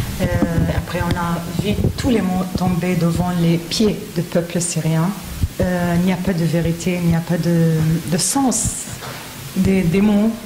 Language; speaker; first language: French; non-native, learner; Arabic